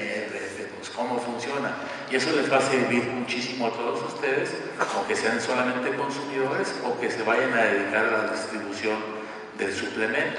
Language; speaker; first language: Spanish; native; Spanish